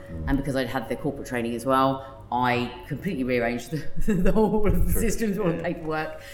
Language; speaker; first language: English; native; English